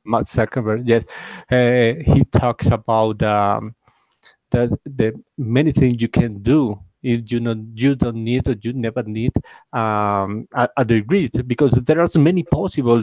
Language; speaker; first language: English; non-native, learner; Spanish